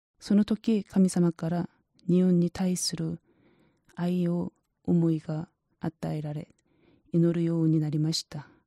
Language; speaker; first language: Japanese; non-native, learner; Korean